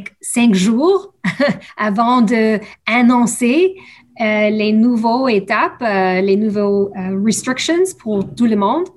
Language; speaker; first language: French; non-native, learner; English